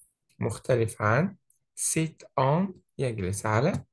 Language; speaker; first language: Arabic; native; Arabic